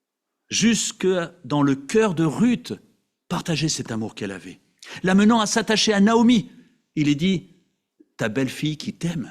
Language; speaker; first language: French; native; French